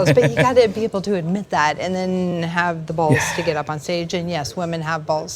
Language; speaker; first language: English; native; English